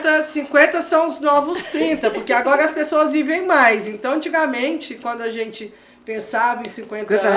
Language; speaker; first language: Portuguese; native; Portuguese